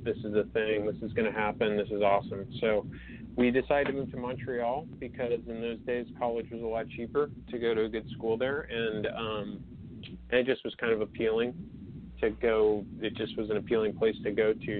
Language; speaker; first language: English; native; English